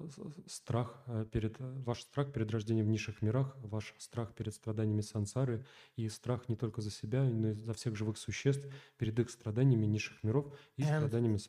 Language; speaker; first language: Russian; native; Russian